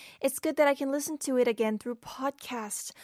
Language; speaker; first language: English; non-native, fluent; Korean